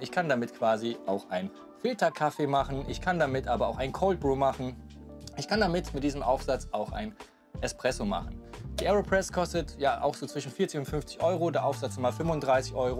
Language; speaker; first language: German; native; German